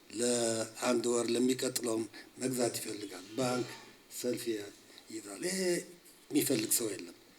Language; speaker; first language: Amharic; non-native, local second language; Tigrinya